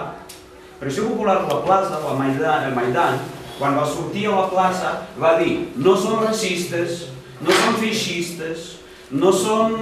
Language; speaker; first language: Catalan; non-native, fluent; Ukrainian